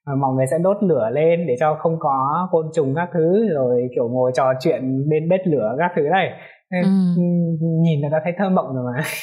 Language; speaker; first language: Vietnamese; non-native, local second language; Hmong